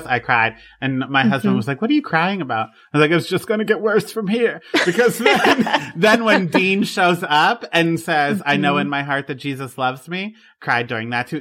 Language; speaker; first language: English; native; English